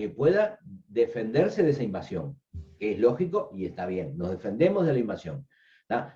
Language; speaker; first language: Spanish; native; Spanish